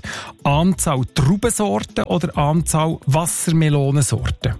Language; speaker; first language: German; native; German